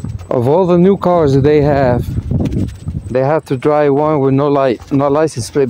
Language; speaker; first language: English; non-native, fluent; Spanish